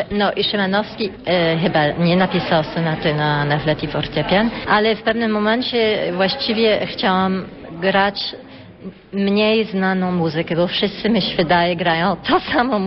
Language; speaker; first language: Polish; early bilingual, heritage; Polish